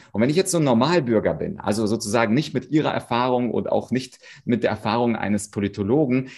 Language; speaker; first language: German; early bilingual, other home language; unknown